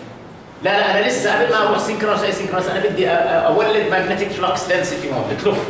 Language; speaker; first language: Arabic; native; Arabic